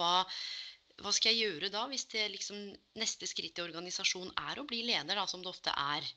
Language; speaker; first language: Norwegian; native; Norwegian